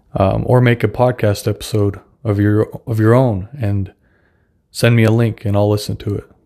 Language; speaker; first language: English; non-native, fluent; Russian